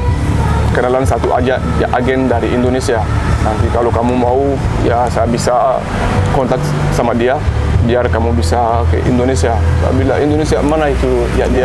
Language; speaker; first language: Indonesian; non-native, learner; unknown